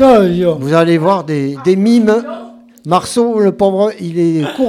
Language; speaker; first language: French; native; French